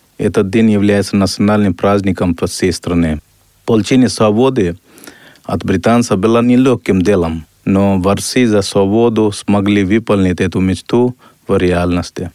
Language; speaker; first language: Russian; non-native, fluent; Hindi